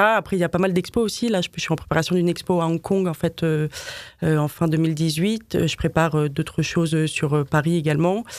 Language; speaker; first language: French; native; French